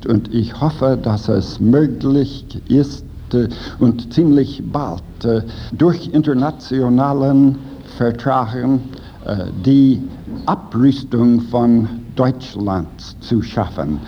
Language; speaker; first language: German; non-native, fluent; English